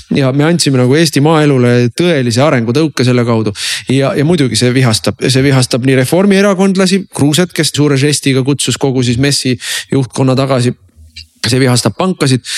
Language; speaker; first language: Estonian; native; Estonian